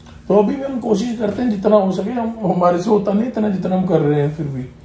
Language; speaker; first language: Hindi; non-native, local second language; Punjabi